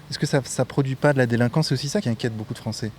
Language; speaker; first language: French; native; French